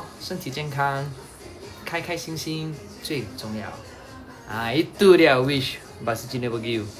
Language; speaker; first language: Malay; non-native, local second language; Chinese